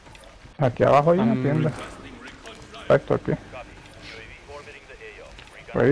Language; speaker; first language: Spanish; native; Spanish